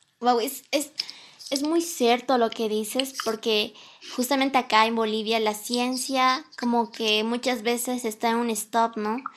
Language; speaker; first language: Spanish; native; Spanish